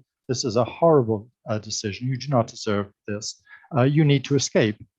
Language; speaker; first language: English; native; English